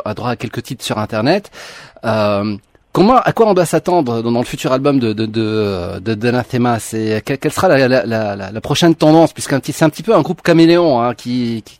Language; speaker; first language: French; non-native, local second language; Arabic